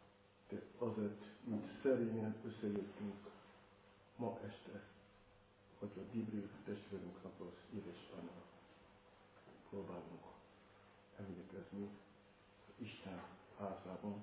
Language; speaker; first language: Hungarian; non-native, fluent; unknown